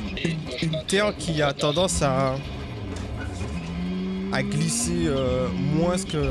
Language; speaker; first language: French; native; French